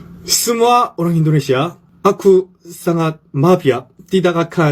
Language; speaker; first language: Indonesian; non-native, learner; Korean